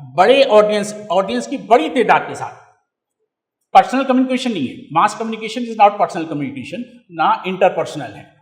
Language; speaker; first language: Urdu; native; Urdu